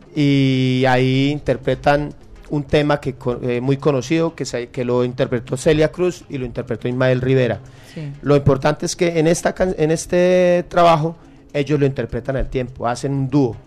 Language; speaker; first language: Spanish; native; Spanish